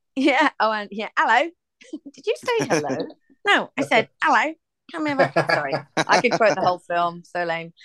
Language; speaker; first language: English; native; English